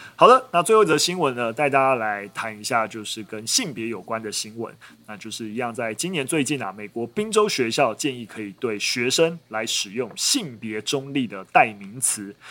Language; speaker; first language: Chinese; native; Chinese